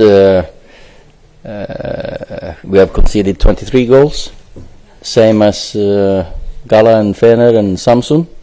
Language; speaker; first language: English; non-native, fluent; Norwegian